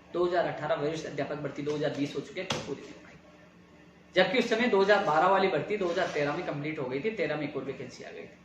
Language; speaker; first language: Hindi; native; Hindi